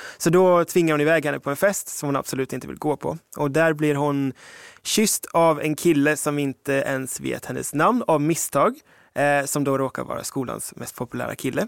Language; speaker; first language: Swedish; early bilingual, other home language; English